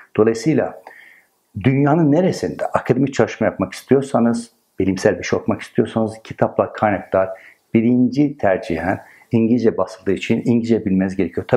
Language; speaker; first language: Turkish; non-native, fluent; Persian